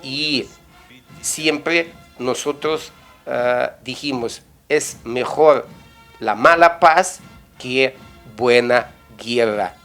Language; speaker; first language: Spanish; non-native, fluent; Russian